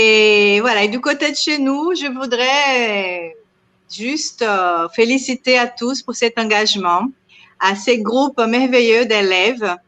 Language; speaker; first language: French; non-native, fluent; Portuguese